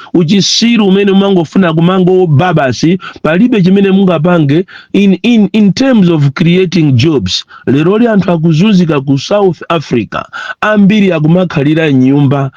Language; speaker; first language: Nyanja; non-native, local second language; Tumbuka